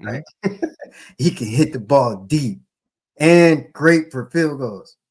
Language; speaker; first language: English; native; English